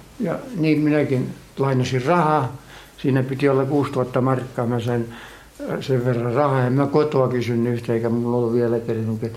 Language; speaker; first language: Finnish; native; Finnish